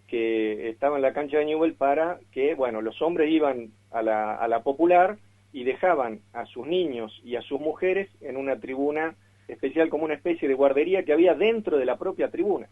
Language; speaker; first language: Spanish; native; Spanish